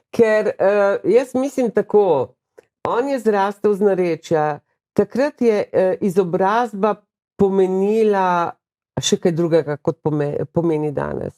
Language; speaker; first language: Slovenian; native; Slovenian